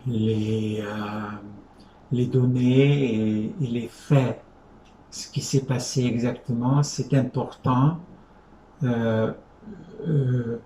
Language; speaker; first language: French; non-native, fluent; Hungarian